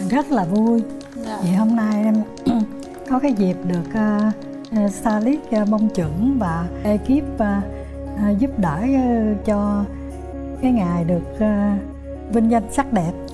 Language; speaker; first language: Vietnamese; native; Vietnamese